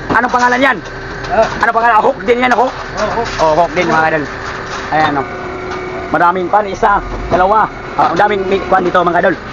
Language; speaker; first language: Filipino; non-native, local second language; Cebuano